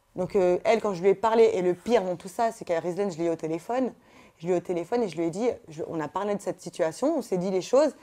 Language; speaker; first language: French; native; French